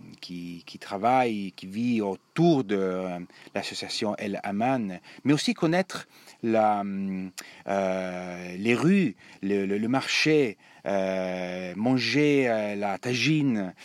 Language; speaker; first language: French; non-native, learner; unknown